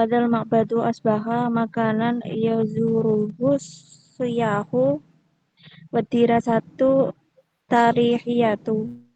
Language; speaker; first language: Arabic; non-native, learner; Indonesian